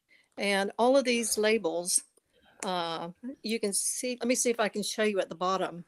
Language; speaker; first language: English; native; English